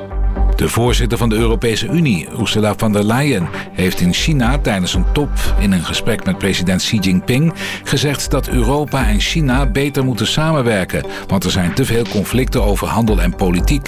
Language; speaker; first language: Dutch; native; Dutch